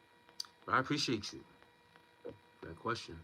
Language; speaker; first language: English; native; English